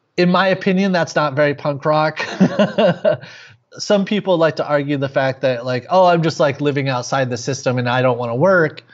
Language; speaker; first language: English; native; English